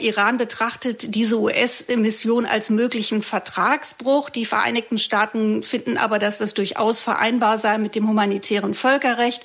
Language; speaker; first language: German; native; German